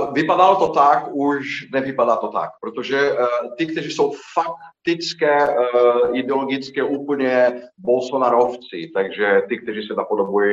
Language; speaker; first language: Czech; non-native, fluent; Portuguese